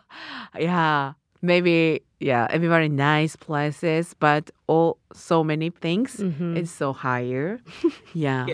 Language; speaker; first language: English; non-native, learner; Japanese